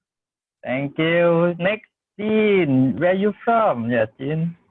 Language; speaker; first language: English; non-native, learner; Thai